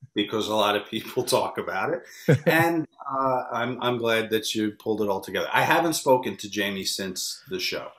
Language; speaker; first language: English; native; English